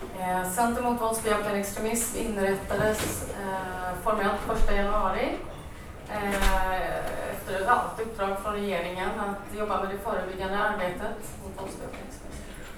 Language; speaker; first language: Swedish; native; Swedish